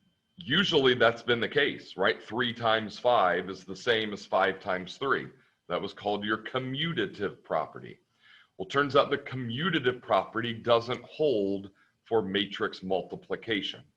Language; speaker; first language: English; native; English